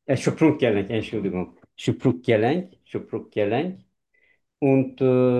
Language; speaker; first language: German; non-native, learner; Turkish